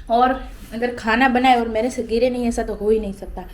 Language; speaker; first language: Hindi; non-native, local second language; Gujarati